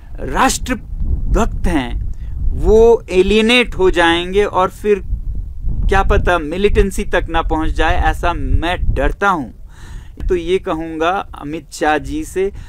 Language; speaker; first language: Hindi; non-native, local second language; Ladakhi